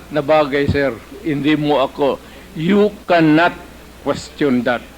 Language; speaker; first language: Filipino; non-native, local second language; Cebuano